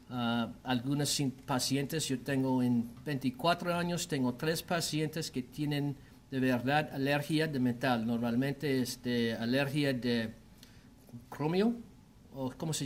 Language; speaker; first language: Spanish; non-native, learner; English